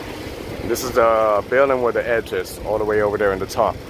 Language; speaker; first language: English; non-native, local second language; Spanish